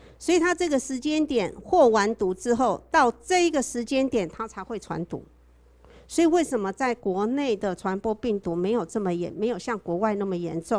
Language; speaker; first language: Chinese; native; Chinese